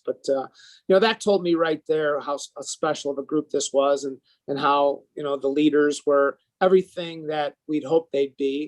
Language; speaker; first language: English; native; English